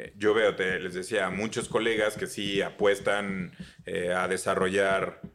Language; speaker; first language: Spanish; native; Spanish